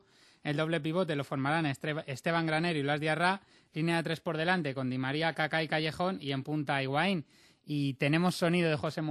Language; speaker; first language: Spanish; native; Spanish